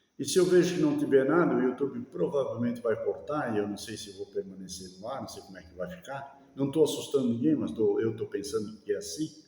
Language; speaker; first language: Portuguese; native; Portuguese